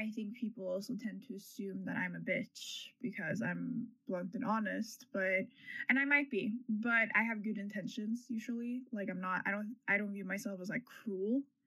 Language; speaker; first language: English; non-native, fluent; Norwegian